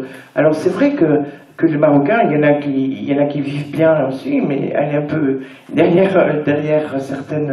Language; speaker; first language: French; native; French